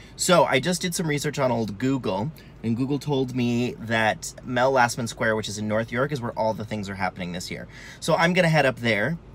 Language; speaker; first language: English; native; English